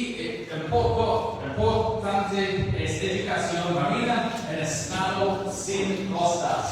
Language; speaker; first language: Spanish; non-native, learner; English